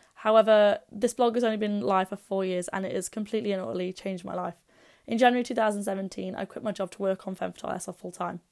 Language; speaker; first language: English; native; English